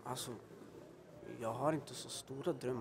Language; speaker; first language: Swedish; early bilingual, other home language; Albanian